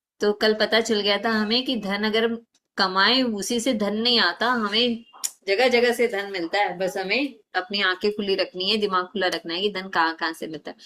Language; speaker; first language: Hindi; native; Hindi